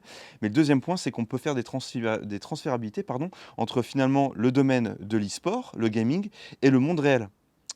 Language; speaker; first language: French; native; French